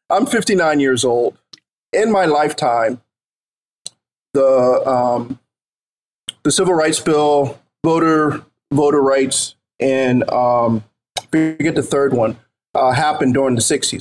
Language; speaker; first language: English; native; English